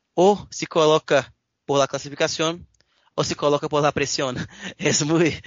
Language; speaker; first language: Spanish; non-native, learner; Portuguese